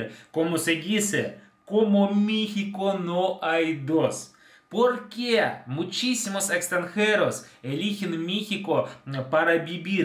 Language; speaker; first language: Spanish; non-native, fluent; Russian